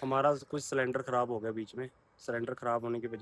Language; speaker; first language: Hindi; non-native, local second language; Punjabi